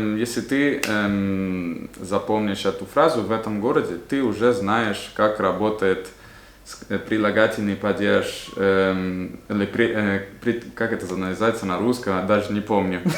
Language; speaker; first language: Russian; non-native, fluent; Italian